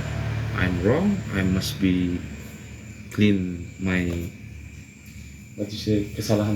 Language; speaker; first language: English; non-native, learner; Indonesian